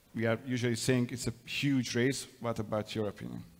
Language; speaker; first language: English; non-native, fluent; Hungarian